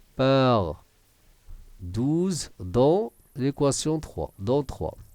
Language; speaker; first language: French; non-native, local second language; Arabic